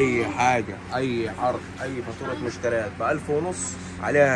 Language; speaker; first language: Arabic; native; Arabic